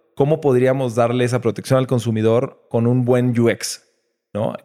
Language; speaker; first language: Spanish; native; Spanish